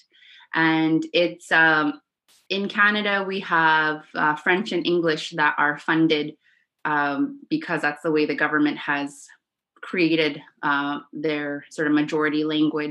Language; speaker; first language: English; non-native, fluent; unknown